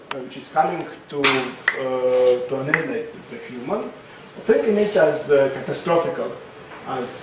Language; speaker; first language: English; non-native, fluent; Russian